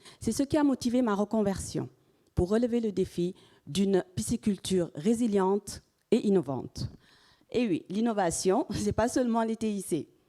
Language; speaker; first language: French; non-native, local second language; Wolof